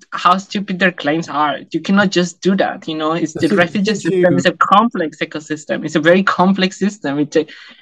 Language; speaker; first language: English; non-native, fluent; Spanish